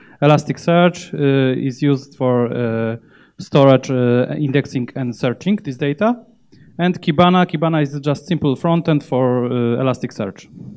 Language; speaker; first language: English; non-native, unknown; Polish